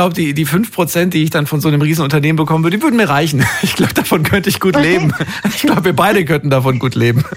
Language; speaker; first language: German; native; German